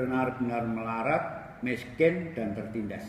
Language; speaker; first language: Indonesian; native; Indonesian